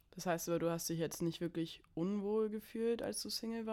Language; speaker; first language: German; native; German